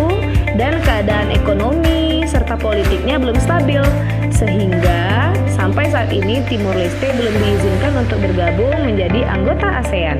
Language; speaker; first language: Indonesian; native; Indonesian